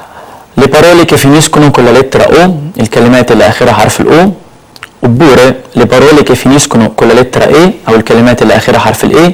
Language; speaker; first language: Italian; non-native, fluent; Arabic